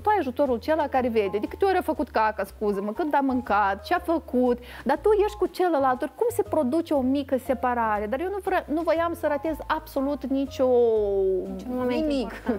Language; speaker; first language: Romanian; native; Romanian